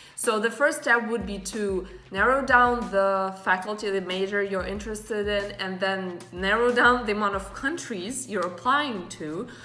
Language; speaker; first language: English; non-native, fluent; Russian